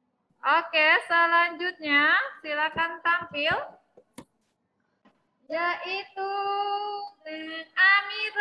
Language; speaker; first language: Indonesian; native; Indonesian